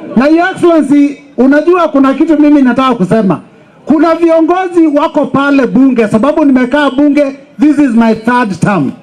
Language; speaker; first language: Swahili; non-native, local second language; Kikuyu